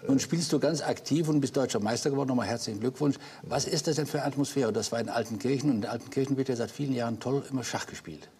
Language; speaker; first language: German; native; German